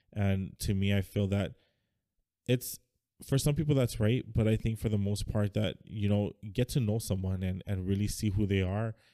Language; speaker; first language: English; native; English